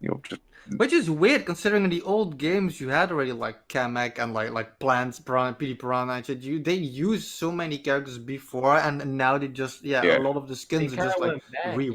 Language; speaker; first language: English; native; English